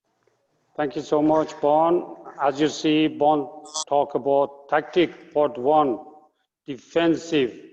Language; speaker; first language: English; non-native, fluent; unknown